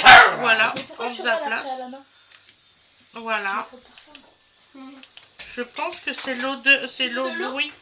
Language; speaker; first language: French; native; French